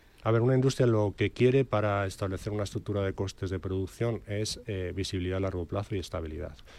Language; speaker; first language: Spanish; native; Spanish